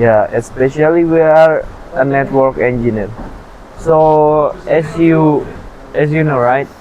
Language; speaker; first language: English; non-native, learner; Indonesian